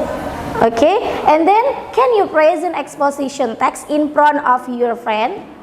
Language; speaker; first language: English; non-native, learner; Indonesian